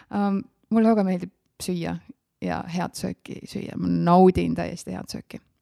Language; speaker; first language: Estonian; native; Estonian